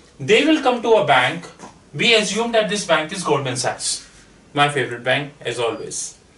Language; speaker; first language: English; non-native, local second language; Hindi